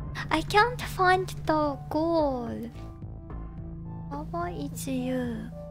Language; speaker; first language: English; non-native, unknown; Japanese